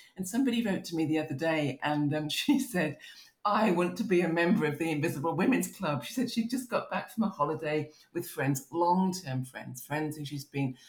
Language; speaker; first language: English; native; English